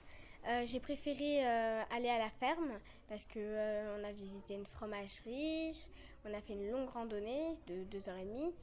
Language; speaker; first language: French; native; French